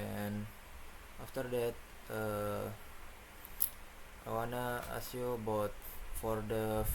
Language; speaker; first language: English; non-native, learner; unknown